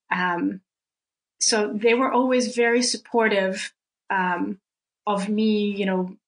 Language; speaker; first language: English; early bilingual, other home language; Russian